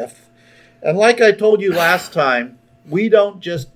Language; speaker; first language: English; native; English